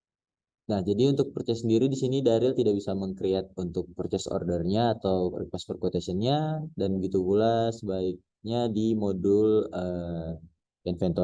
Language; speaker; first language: Indonesian; native; Indonesian